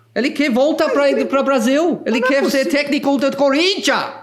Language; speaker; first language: Portuguese; non-native, fluent; English